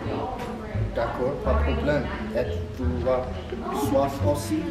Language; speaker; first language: French; non-native, learner; English